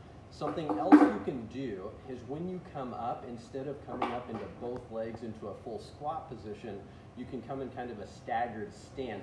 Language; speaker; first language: English; native; English